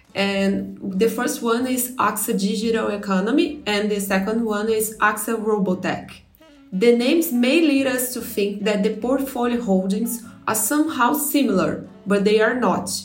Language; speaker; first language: English; non-native, fluent; Portuguese